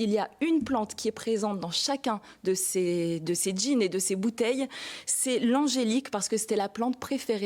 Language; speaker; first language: French; native; French